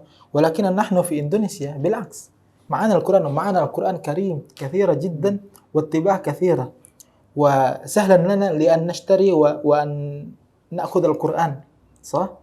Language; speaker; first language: Arabic; non-native, fluent; Indonesian